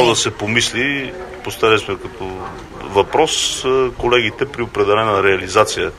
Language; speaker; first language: Bulgarian; native; Bulgarian